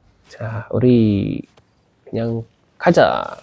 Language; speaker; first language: Korean; non-native, learner; Indonesian